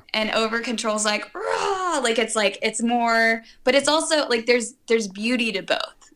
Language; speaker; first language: English; native; English